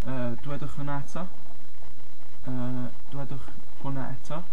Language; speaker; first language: Welsh; non-native, local second language; English